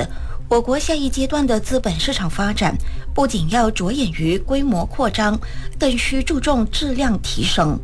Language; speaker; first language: Chinese; native; Chinese